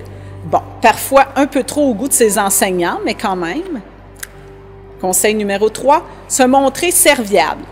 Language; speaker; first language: French; native; French